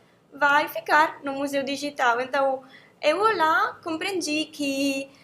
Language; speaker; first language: Portuguese; non-native, fluent; Italian